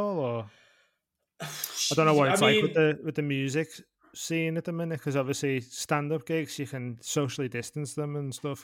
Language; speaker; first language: English; native; English